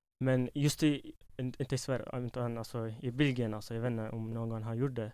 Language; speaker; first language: Swedish; early bilingual, other home language; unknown